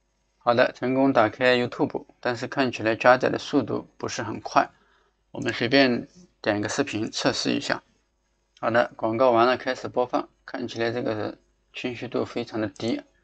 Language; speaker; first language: Chinese; native; Chinese